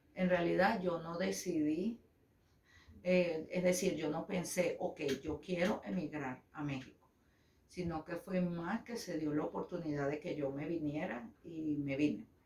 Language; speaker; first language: Spanish; native; Spanish